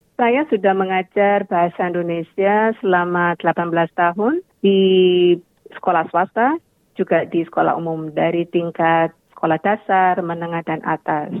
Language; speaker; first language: Indonesian; native; Indonesian